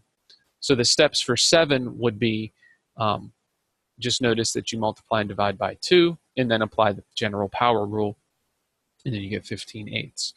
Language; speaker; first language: English; native; English